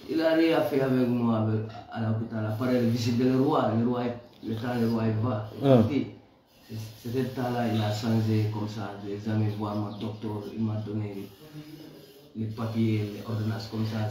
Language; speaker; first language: French; non-native, learner; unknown